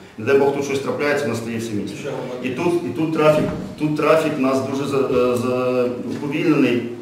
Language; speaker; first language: Ukrainian; native; Ukrainian